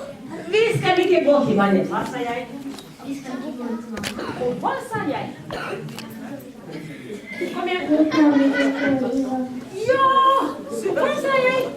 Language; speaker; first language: Swedish; non-native, fluent; Somali